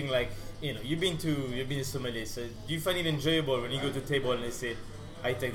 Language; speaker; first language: English; non-native, fluent; French